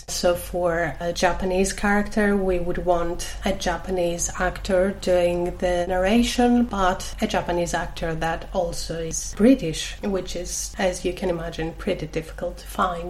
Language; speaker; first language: English; non-native, fluent; Greek